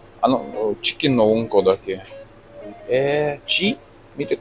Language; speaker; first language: Japanese; non-native, learner; Russian